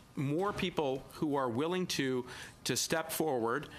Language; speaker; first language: English; native; English